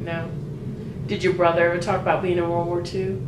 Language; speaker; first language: English; native; English